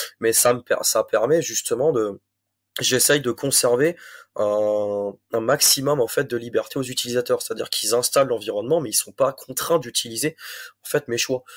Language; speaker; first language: French; native; French